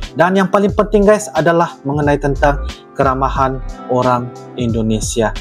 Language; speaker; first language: Malay; native; Malay